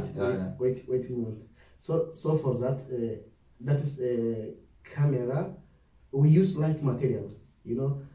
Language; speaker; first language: English; non-native, learner; Oromo